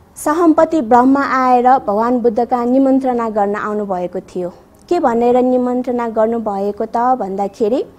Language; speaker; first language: Nepali; non-native, local second language; Newari